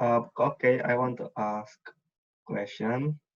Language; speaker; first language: English; non-native, learner; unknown